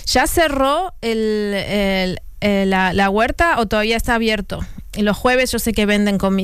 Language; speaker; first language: Spanish; native; Spanish